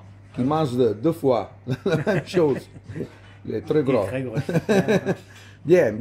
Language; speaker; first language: French; non-native, learner; Italian